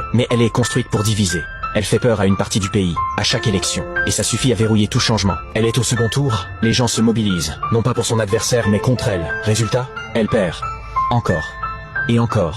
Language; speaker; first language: French; native; French